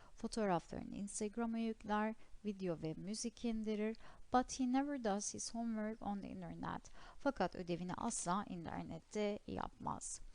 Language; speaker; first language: English; non-native, fluent; Turkish